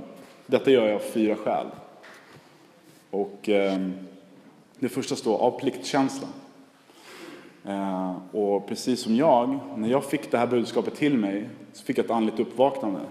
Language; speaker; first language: Swedish; native; Swedish